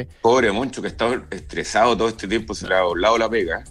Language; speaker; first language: Spanish; native; Spanish